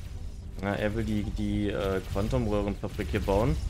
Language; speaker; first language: German; native; German